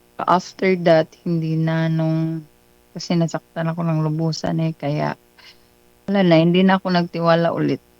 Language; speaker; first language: Filipino; non-native, local second language; Cebuano